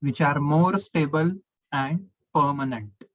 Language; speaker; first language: English; non-native, local second language; Marathi